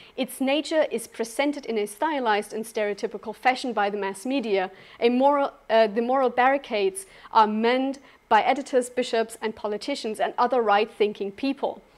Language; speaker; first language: English; non-native, fluent; German